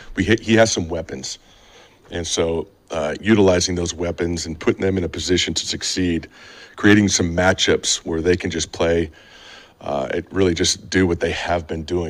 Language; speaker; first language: English; native; English